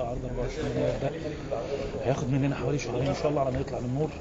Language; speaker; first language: Arabic; native; Arabic